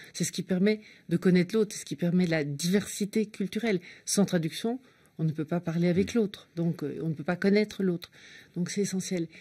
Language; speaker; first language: French; native; French